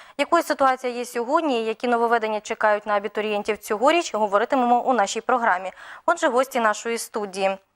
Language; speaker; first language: Ukrainian; native; Ukrainian